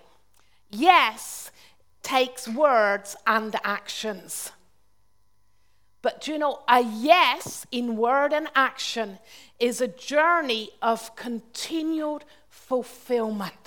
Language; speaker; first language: English; native; English